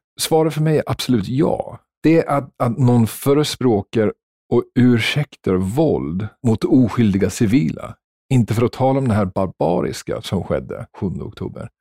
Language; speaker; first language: Swedish; non-native, fluent; English